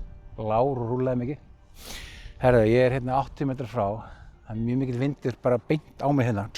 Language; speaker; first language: Icelandic; native; Icelandic